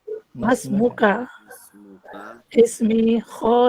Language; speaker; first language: Arabic; non-native, learner; Indonesian